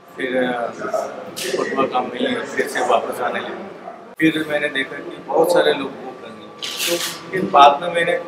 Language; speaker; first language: Hindi; non-native, local second language; Bangla